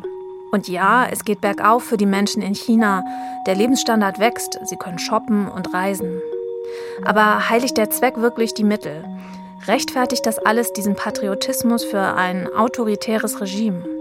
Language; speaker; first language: German; native; German